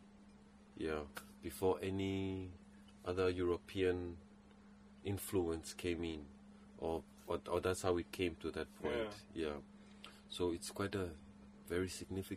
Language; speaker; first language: English; non-native, local second language; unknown